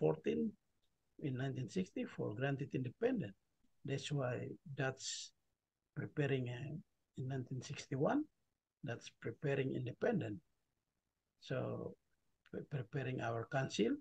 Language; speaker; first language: English; non-native, learner; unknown